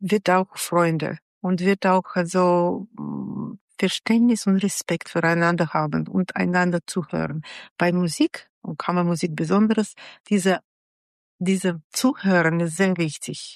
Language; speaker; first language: German; non-native, fluent; Russian